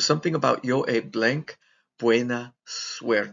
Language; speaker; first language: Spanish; non-native, fluent; English